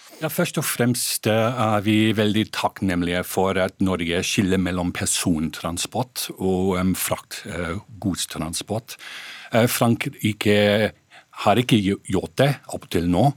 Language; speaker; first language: Norwegian; non-native, fluent; English